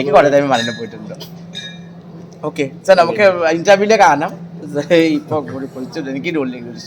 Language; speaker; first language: Malayalam; non-native, local second language; Assamese